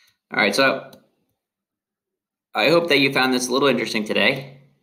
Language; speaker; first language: English; early bilingual, other home language; Spanish